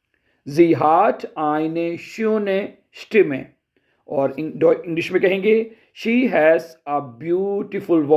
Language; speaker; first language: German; non-native, fluent; Urdu